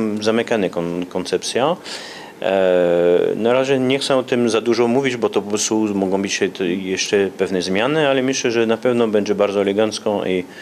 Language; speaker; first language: Polish; early bilingual, heritage; Polish